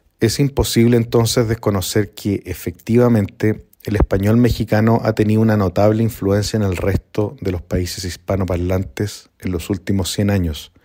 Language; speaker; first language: Spanish; native; Spanish